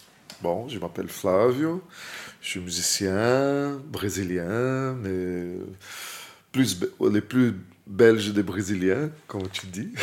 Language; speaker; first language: French; non-native, fluent; Portuguese